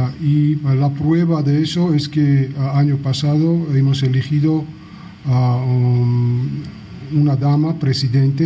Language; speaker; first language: Spanish; non-native, fluent; Georgian